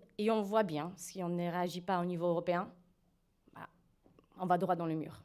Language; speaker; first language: French; non-native, fluent; Polish